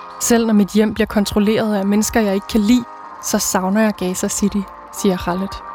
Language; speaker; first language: Danish; native; Danish